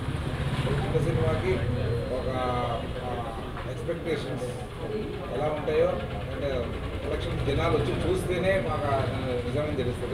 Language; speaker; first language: Telugu; native; Telugu